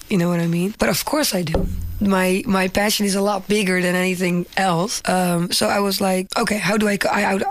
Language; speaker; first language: English; non-native, fluent; Dutch